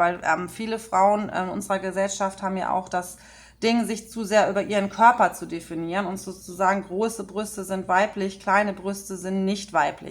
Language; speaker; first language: German; native; German